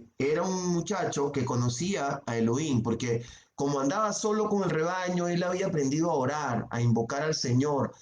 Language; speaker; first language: Spanish; native; Spanish